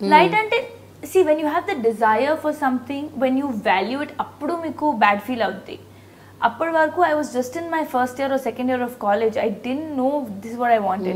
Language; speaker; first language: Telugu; non-native, local second language; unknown